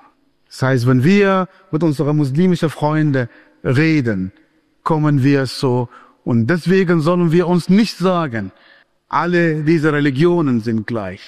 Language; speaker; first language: German; non-native, fluent; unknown